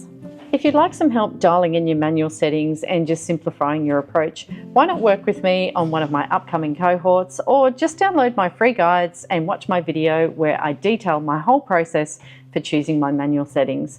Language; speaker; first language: English; native; English